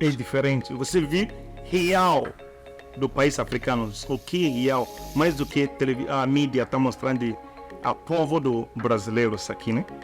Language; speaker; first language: Portuguese; non-native, learner; Igbo